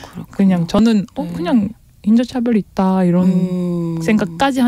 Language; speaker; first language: Korean; non-native, learner; French